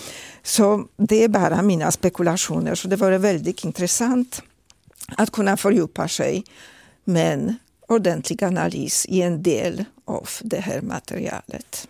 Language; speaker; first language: Swedish; non-native, fluent; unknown